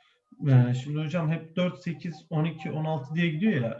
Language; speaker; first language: Turkish; native; Turkish